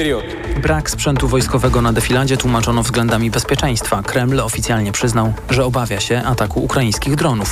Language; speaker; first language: Polish; native; Polish